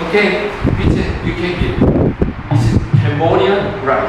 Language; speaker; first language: English; non-native, learner; Korean